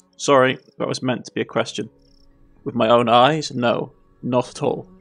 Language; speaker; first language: English; native; English